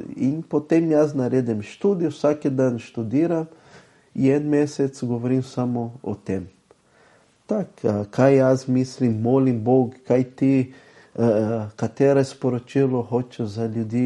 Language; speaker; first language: Slovenian; non-native, fluent; Portuguese